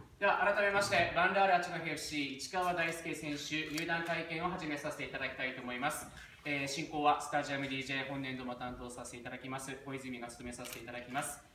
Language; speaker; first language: Japanese; native; Japanese